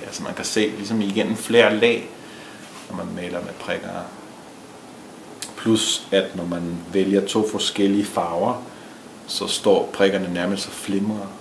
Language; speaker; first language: Danish; early bilingual, other home language; Spanish